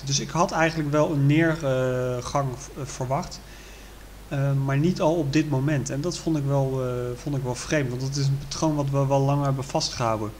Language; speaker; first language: Dutch; native; Dutch